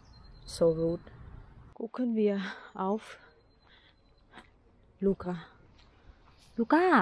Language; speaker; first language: German; non-native, learner; Thai